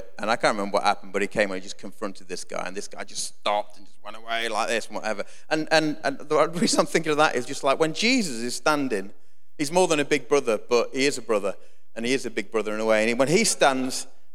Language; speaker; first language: English; native; English